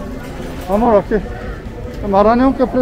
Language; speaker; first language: Spanish; non-native, fluent; Korean